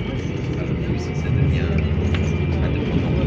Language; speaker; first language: French; early bilingual, heritage; English